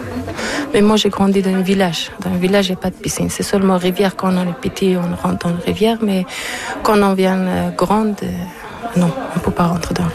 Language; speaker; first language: French; non-native, learner; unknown